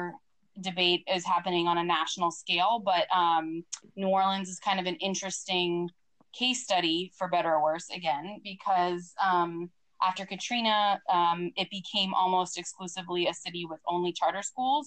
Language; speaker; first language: English; native; English